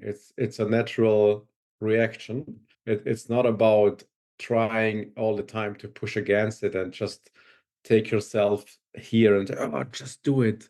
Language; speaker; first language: English; non-native, fluent; German